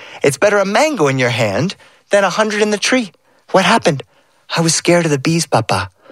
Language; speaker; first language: English; early bilingual, other home language; Spanish